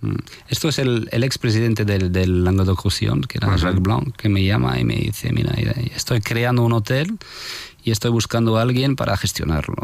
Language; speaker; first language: Spanish; non-native, fluent; French